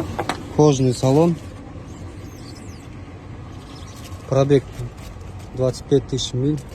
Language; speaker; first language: Russian; non-native, local second language; Kazakh